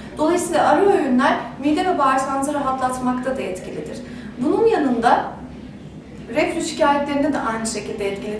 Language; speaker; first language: Turkish; native; Turkish